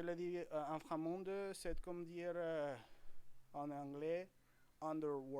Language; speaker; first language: French; non-native, fluent; Spanish